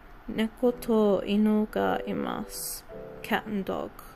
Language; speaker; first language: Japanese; non-native, learner; English